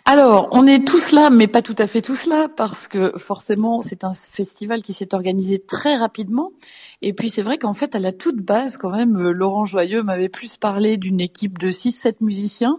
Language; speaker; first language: French; native; French